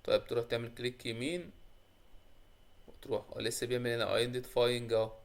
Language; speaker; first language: Arabic; native; Arabic